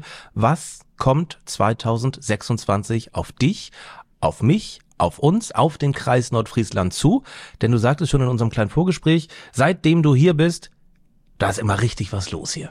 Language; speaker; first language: German; native; German